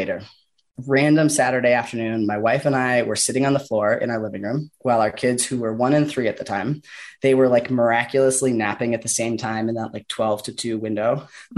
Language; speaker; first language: English; native; English